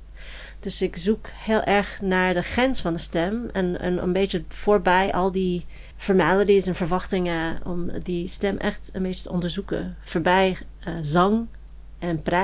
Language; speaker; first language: Dutch; non-native, fluent; English